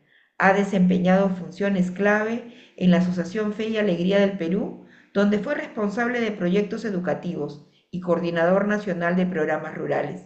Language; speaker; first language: Spanish; native; Spanish